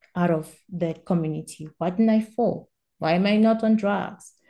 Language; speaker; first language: English; non-native, local second language; Swati